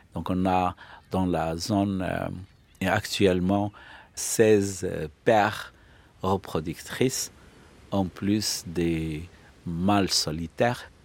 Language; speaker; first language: French; non-native, local second language; Arabic